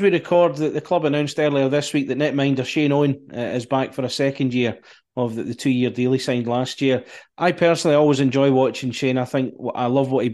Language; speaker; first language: English; native; English